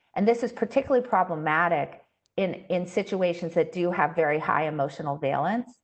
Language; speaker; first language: English; native; English